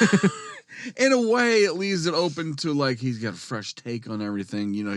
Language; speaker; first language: English; native; English